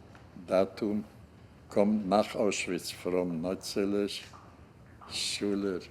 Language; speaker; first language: German; non-native, learner; Hungarian